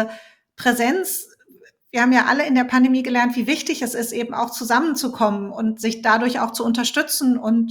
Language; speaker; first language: German; native; German